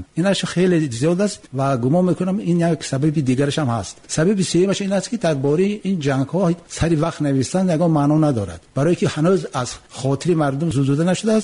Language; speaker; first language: Tajik; native; Tajik